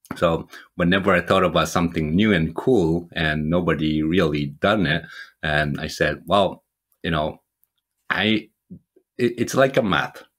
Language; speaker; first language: English; non-native, fluent; Japanese